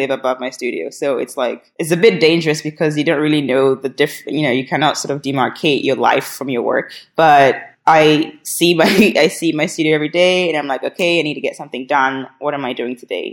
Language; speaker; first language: English; non-native, local second language; Akan